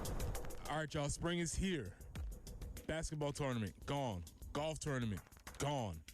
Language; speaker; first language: English; native; English